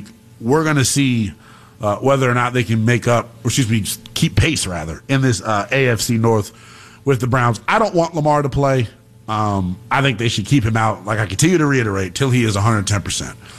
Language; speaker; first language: English; native; English